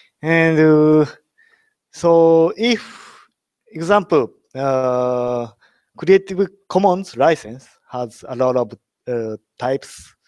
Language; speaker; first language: English; non-native, learner; Japanese